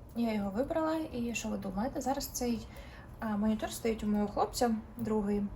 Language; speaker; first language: Ukrainian; non-native, local second language; Russian